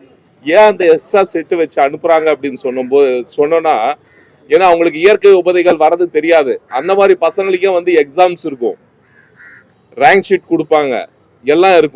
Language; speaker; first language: Tamil; native; Tamil